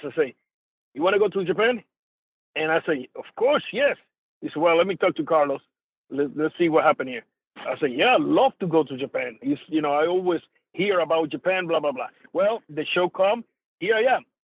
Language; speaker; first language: English; non-native, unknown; Spanish